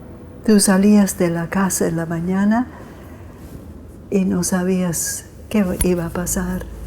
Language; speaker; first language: Spanish; non-native, fluent; English